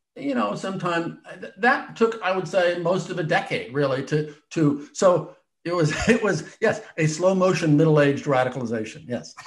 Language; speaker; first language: English; native; English